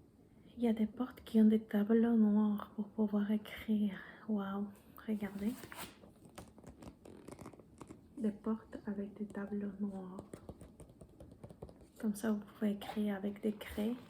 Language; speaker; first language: French; non-native, fluent; Spanish